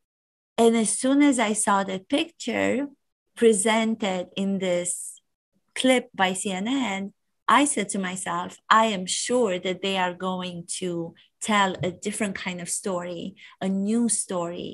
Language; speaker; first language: English; non-native, fluent; Romanian